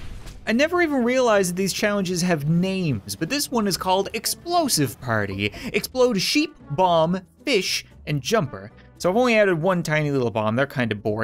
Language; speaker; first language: English; native; English